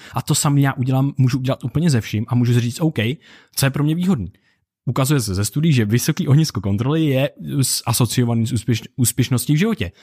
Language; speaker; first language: Czech; native; Czech